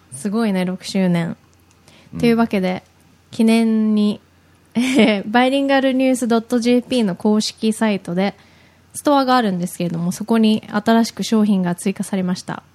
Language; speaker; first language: Japanese; early bilingual, heritage; Japanese